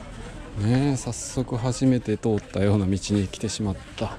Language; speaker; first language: Japanese; native; Japanese